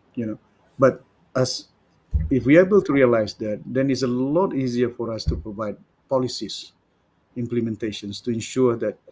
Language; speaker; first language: English; non-native, local second language; Malay